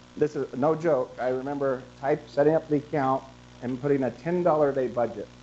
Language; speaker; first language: English; native; English